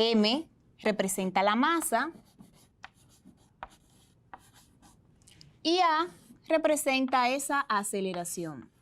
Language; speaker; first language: Spanish; native; Spanish